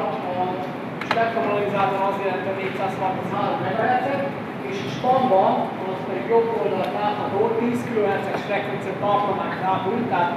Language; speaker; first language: Hungarian; native; Hungarian